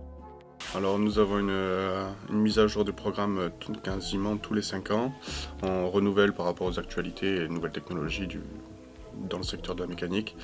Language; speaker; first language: French; native; French